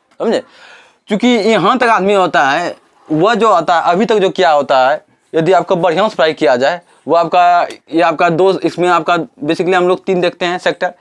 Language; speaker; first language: Hindi; native; Hindi